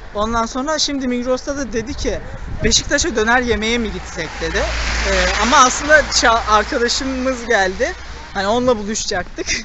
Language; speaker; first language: Turkish; native; Turkish